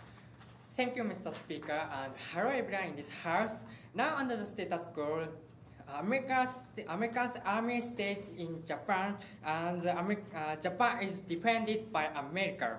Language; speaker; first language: English; non-native, learner; Japanese